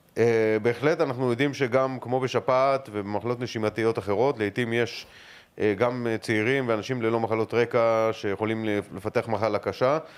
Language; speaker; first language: Hebrew; native; Hebrew